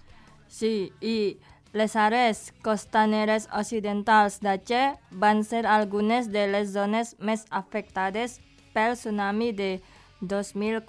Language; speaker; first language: Catalan; non-native, fluent; Indonesian